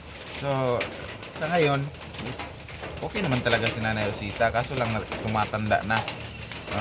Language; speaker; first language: Filipino; non-native, local second language; Cebuano